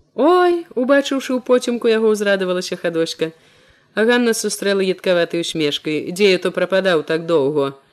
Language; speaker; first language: Belarusian; native; Belarusian